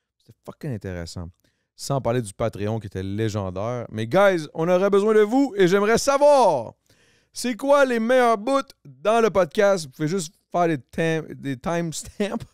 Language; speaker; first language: French; native; French